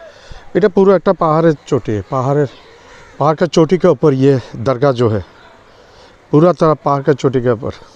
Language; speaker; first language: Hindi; non-native, fluent; Bangla